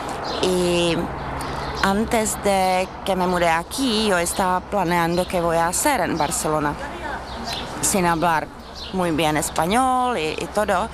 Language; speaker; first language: Spanish; non-native, fluent; Czech